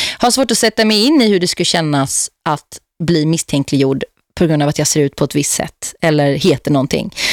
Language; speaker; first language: Swedish; native; Swedish